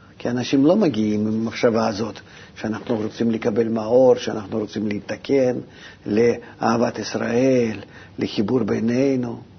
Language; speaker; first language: Hebrew; non-native, fluent; Russian